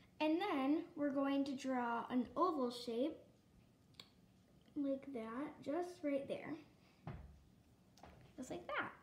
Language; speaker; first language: English; native; English